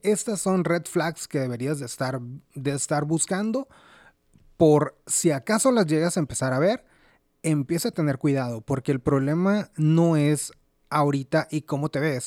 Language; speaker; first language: Spanish; native; Spanish